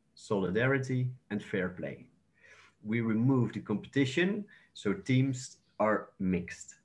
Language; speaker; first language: English; non-native, fluent; Dutch